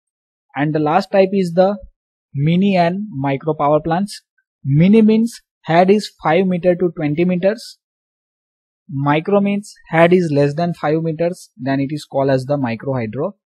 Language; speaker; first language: English; non-native, local second language; Gujarati